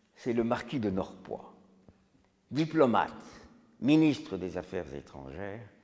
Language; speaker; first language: French; native; French